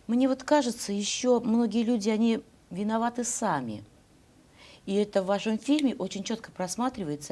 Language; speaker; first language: Russian; native; Russian